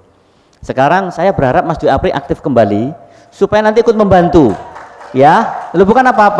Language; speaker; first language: Indonesian; native; Indonesian